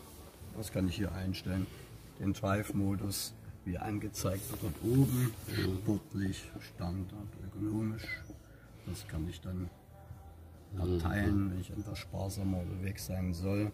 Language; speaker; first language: German; native; German